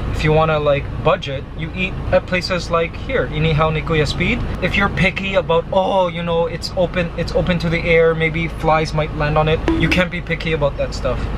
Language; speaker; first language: English; native; English